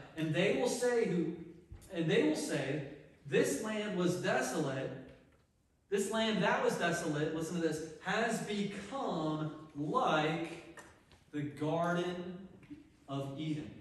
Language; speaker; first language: English; native; English